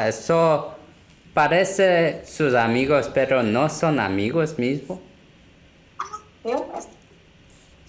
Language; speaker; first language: Spanish; non-native, learner; Korean